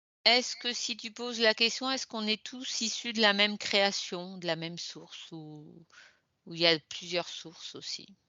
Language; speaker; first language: French; native; French